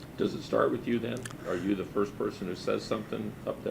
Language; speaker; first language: English; native; English